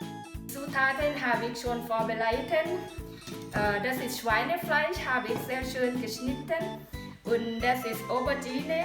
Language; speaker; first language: German; non-native, learner; Thai